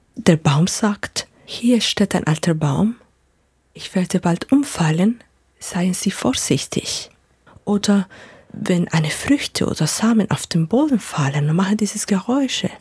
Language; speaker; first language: German; non-native, fluent; Spanish